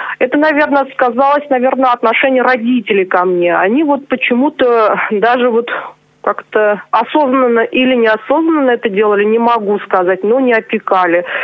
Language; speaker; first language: Russian; non-native, local second language; Chuvash